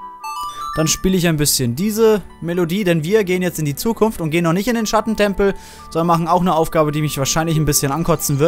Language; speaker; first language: German; native; German